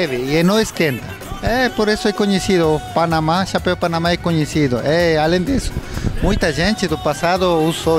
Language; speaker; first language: Portuguese; non-native, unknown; Spanish